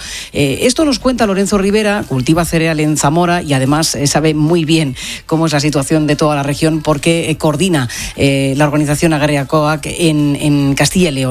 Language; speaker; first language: Spanish; native; Spanish